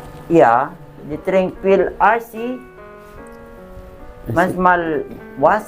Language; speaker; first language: German; non-native, learner; Filipino